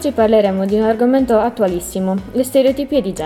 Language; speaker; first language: Italian; native; Italian